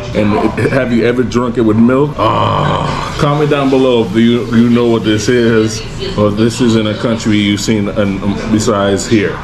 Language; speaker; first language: English; native; English